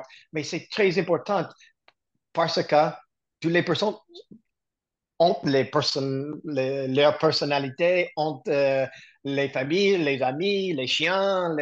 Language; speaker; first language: French; non-native, learner; English